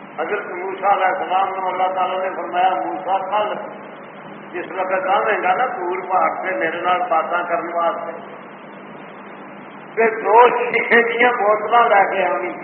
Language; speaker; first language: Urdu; non-native, local second language; Punjabi